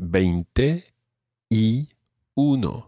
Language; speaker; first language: Spanish; non-native, fluent; English